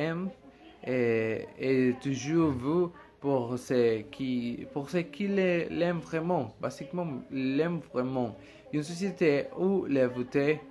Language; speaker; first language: French; non-native, learner; Spanish